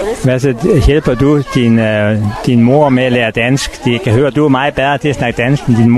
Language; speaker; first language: Danish; native; Danish